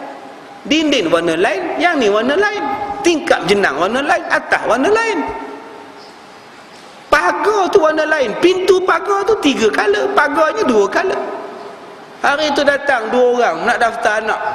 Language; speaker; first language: Malay; native; Malay